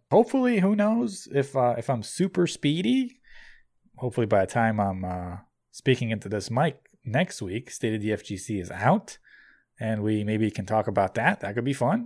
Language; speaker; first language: English; native; English